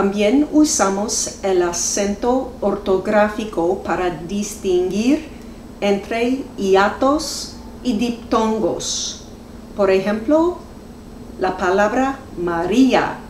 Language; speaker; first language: Spanish; non-native, fluent; English